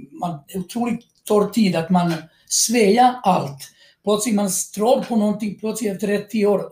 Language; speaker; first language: Swedish; non-native, fluent; Croatian